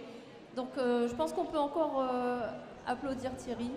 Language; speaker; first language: French; native; French